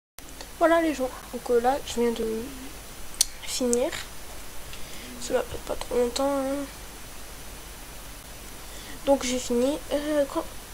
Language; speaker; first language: French; native; French